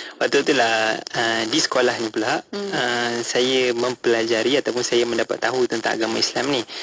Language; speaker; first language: Malay; non-native, local second language; Tamil